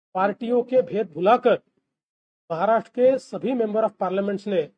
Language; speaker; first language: Hindi; non-native, local second language; Marathi